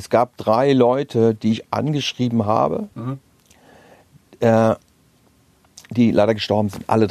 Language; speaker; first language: German; native; German